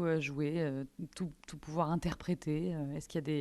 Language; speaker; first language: French; native; French